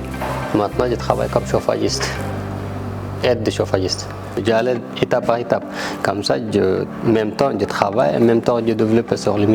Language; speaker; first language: French; non-native, learner; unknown